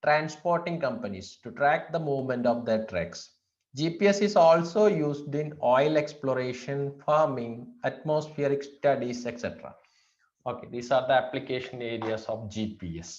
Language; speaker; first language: English; non-native, local second language; Malayalam